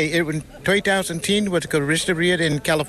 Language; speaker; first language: Dutch; non-native, learner; English